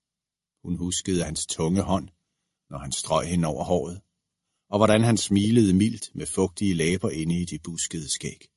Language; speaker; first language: Danish; native; Danish